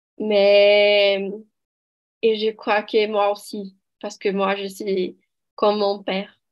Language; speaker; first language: French; non-native, learner; Portuguese